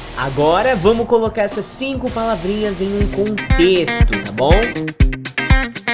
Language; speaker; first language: Portuguese; native; Portuguese